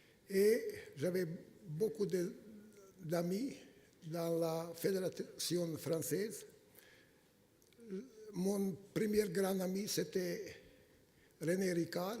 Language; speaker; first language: French; non-native, fluent; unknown